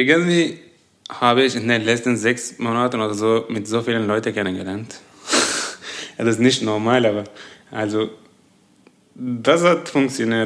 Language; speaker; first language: German; non-native, fluent; Turkish